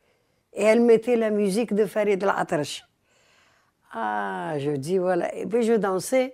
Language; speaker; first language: French; early bilingual, other home language; Arabic